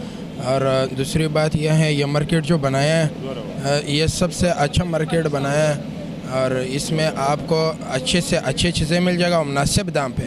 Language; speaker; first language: Hindi; non-native, local second language; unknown